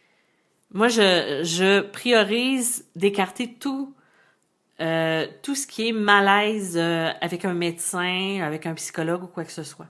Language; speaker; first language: French; native; French